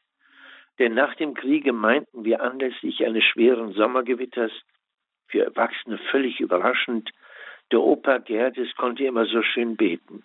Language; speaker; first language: German; native; German